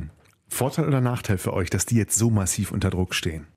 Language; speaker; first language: German; native; German